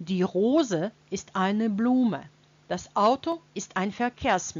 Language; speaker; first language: German; non-native, fluent; Russian